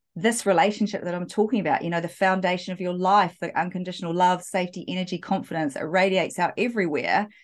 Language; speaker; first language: English; native; English